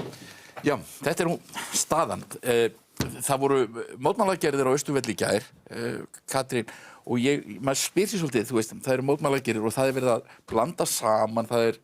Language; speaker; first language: Icelandic; native; Icelandic